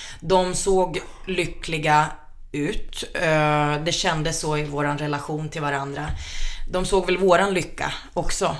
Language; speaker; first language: Swedish; early bilingual, other home language; Finnish